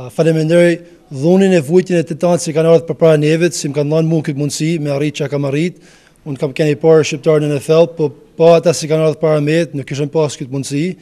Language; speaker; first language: Albanian; early bilingual, other home language; English